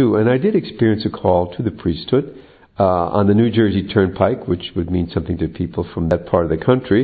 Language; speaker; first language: English; native; English